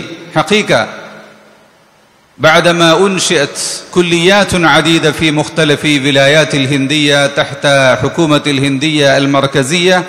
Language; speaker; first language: Arabic; non-native, fluent; Malayalam